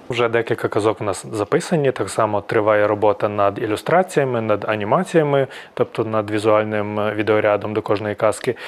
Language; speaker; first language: Ukrainian; native; Ukrainian